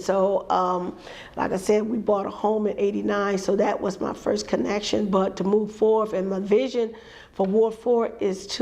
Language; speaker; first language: English; native; English